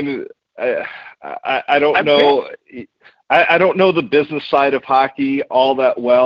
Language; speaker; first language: English; native; English